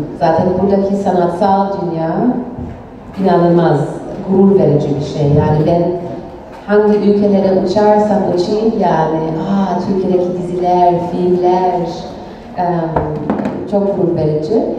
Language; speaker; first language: Turkish; non-native, fluent; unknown